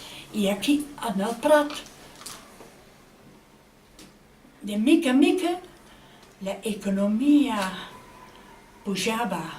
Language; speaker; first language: Catalan; non-native, fluent; Dutch